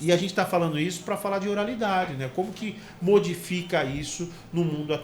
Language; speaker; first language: Portuguese; native; Portuguese